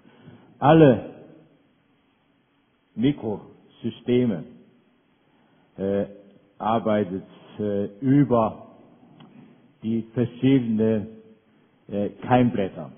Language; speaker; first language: German; non-native, fluent; Danish